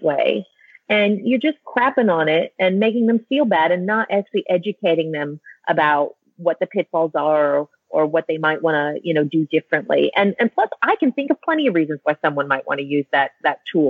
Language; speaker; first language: English; native; English